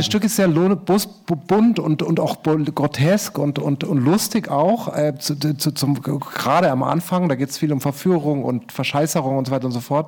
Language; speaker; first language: German; native; German